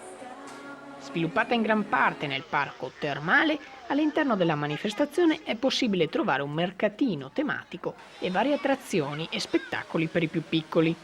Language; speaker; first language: Italian; native; Italian